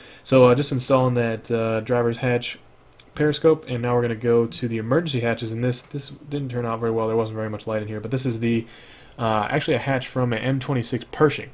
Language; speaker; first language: English; native; English